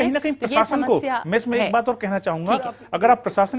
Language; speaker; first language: Hindi; native; Hindi